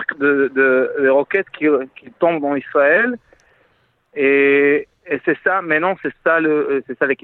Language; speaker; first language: French; non-native, fluent; Hebrew